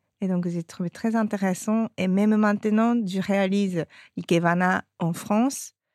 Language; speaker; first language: French; non-native, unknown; Japanese